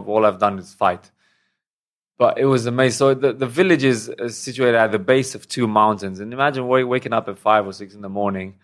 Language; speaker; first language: English; non-native, fluent; Romanian